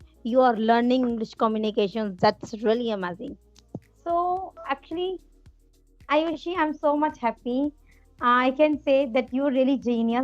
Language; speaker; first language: English; non-native, learner; Hindi